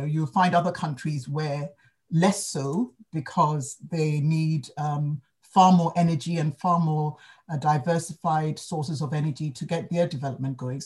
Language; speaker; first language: English; non-native, local second language; Akan